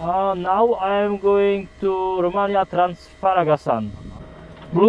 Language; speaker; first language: English; non-native, learner; Czech